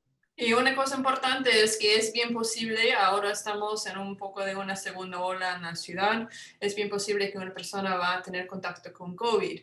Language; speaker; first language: Spanish; non-native, fluent; English